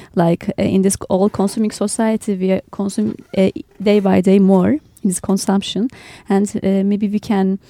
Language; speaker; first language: English; non-native, fluent; Turkish